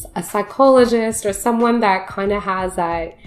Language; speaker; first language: English; early bilingual, other home language; Urdu